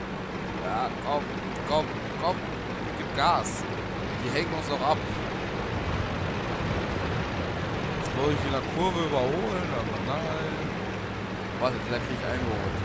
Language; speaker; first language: German; native; German